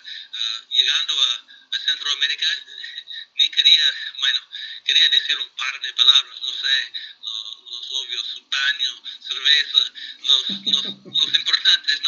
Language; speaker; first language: Spanish; non-native, fluent; English